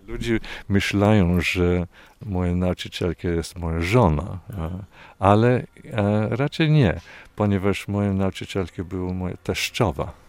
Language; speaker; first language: Polish; non-native, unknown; English